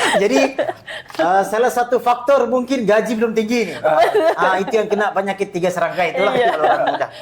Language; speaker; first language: Malay; native; Malay